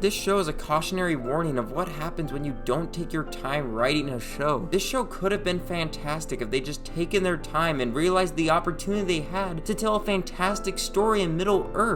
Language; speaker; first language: English; native; English